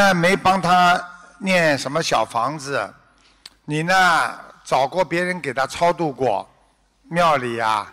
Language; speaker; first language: Chinese; native; Chinese